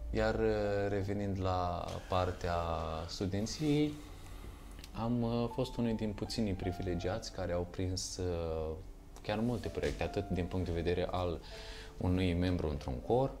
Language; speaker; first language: Romanian; native; Romanian